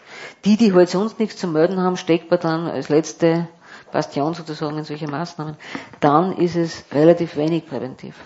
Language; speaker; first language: German; native; German